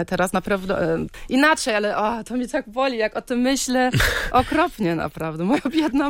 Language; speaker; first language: Polish; early bilingual, heritage; Polish